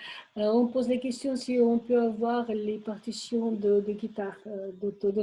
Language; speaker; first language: French; non-native, fluent; Ukrainian